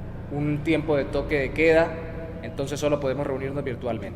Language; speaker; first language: Spanish; native; Spanish